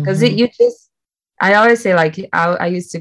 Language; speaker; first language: English; non-native, fluent; Portuguese